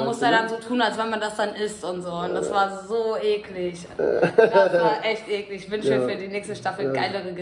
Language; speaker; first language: German; native; German